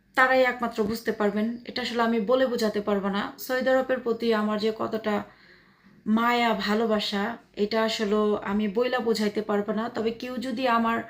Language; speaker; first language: Bangla; native; Bangla